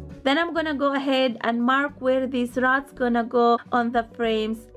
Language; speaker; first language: English; non-native, fluent; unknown